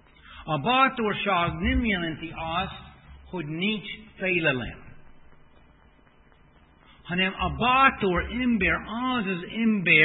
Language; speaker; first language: Hungarian; non-native, fluent; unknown